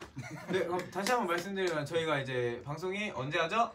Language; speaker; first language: Korean; native; Korean